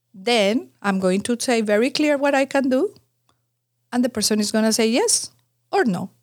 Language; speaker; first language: English; non-native, fluent; Spanish